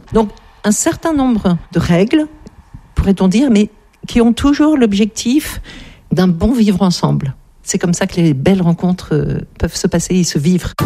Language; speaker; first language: French; native; French